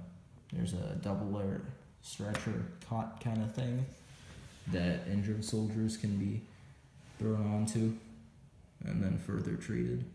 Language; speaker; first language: English; native; English